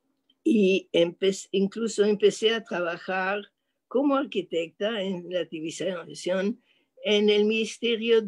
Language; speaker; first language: Spanish; non-native, fluent; French